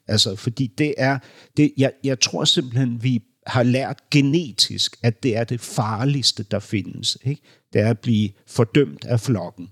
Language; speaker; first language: Danish; native; Danish